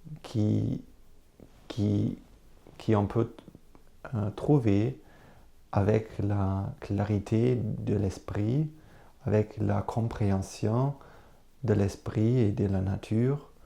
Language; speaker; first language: French; non-native, learner; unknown